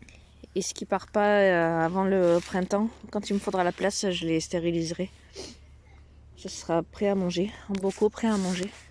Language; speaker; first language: French; native; French